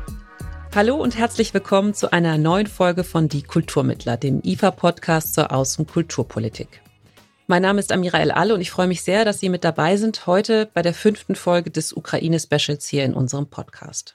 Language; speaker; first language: German; native; German